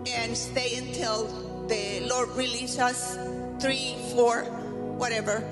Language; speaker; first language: English; non-native, fluent; Spanish